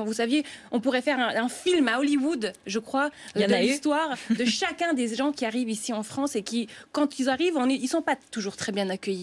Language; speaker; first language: French; native; French